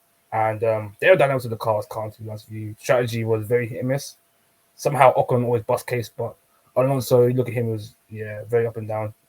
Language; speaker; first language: English; native; English